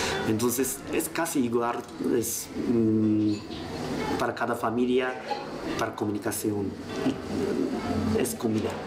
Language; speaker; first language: Spanish; non-native, learner; Japanese